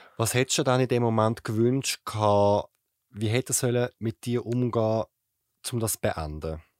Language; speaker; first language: German; native; German